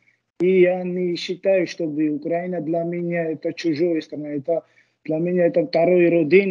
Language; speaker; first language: Russian; non-native, fluent; Georgian